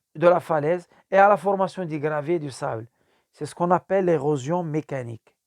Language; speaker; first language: French; non-native, local second language; Arabic